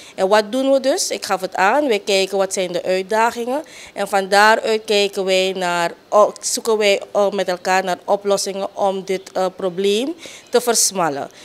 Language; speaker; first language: Dutch; native; Dutch